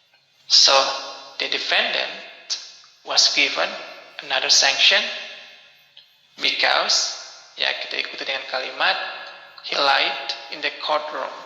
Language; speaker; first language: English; non-native, local second language; Indonesian